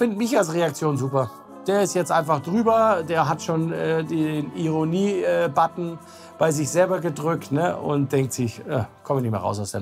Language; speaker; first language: German; native; German